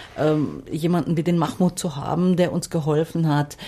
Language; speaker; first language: German; non-native, fluent; Arabic